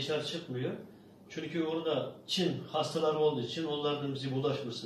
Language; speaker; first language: Turkish; non-native, learner; Uyghur